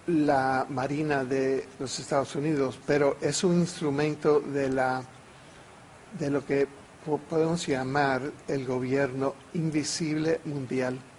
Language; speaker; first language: Spanish; non-native, fluent; English